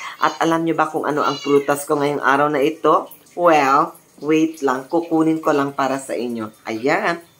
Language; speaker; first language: Filipino; non-native, local second language; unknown